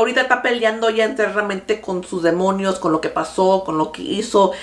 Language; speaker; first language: Spanish; early bilingual, other home language; English